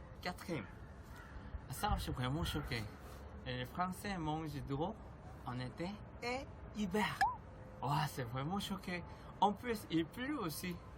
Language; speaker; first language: French; non-native, learner; Korean